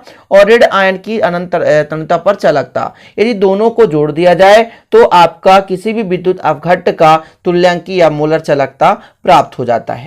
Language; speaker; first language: Hindi; native; Hindi